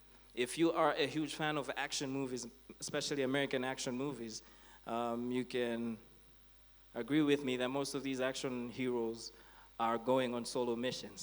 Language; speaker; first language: English; non-native, local second language; Nyanja